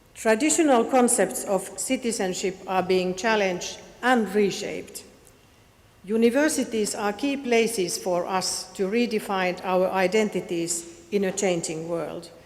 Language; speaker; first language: English; non-native, fluent; Finnish